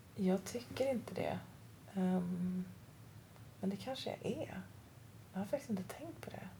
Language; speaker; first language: Swedish; early bilingual, other home language; Persian